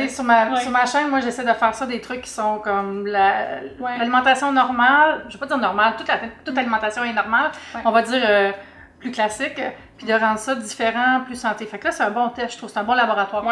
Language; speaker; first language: French; native; French